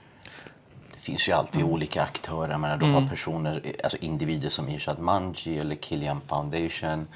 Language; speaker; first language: Swedish; early bilingual, other home language; Persian